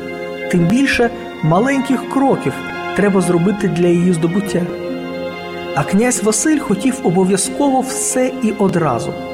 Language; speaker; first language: Ukrainian; native; Ukrainian